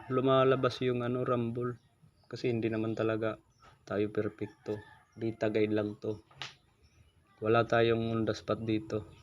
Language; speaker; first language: Filipino; non-native, local second language; Waray